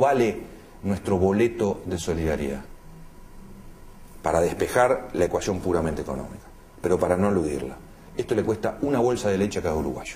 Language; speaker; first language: Spanish; native; Spanish